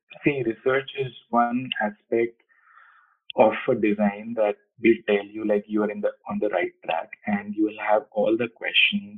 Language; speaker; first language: English; non-native, local second language; Hindi